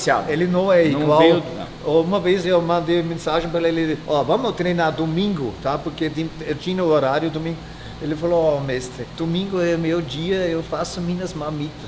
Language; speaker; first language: Portuguese; non-native, fluent; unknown